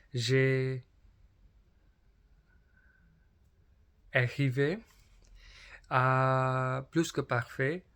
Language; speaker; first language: French; non-native, learner; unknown